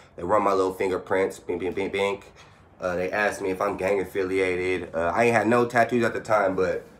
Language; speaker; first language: English; native; English